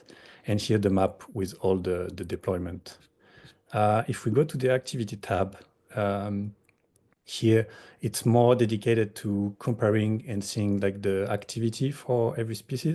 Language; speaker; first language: English; non-native, fluent; French